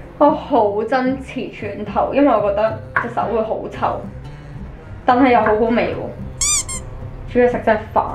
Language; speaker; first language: Cantonese; early bilingual, other home language; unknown